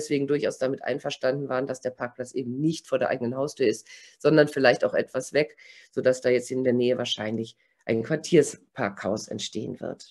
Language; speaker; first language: German; native; German